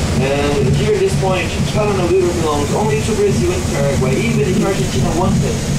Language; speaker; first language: English; non-native, fluent; Portuguese